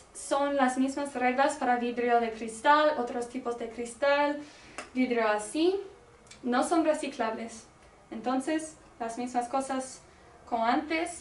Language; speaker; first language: Spanish; non-native, learner; English